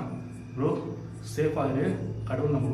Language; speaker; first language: Tamil; native; Tamil